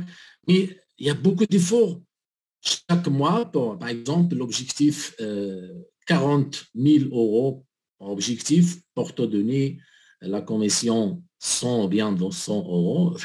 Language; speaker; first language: French; non-native, learner; Arabic